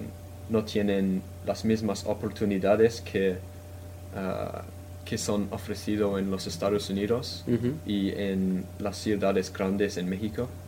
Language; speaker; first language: Spanish; non-native, fluent; English